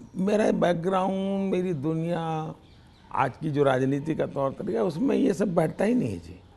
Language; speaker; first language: Hindi; non-native, local second language; Gujarati